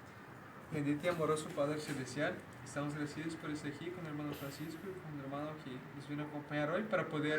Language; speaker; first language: Spanish; native; Spanish